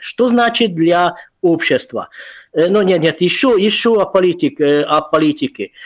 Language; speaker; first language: Russian; non-native, fluent; Hungarian